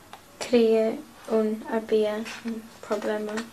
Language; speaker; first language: Spanish; non-native, learner; English